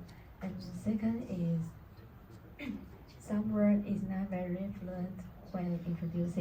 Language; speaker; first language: English; non-native, learner; Chinese